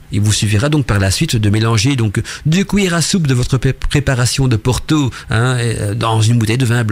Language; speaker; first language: French; native; French